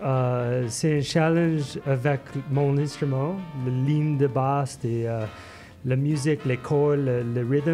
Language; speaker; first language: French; non-native, local second language; English